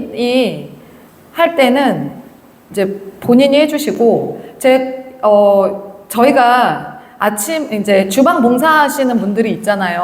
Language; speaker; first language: Korean; native; Korean